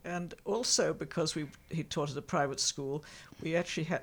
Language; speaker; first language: English; native; English